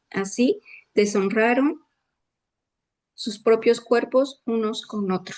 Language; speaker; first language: Spanish; native; Spanish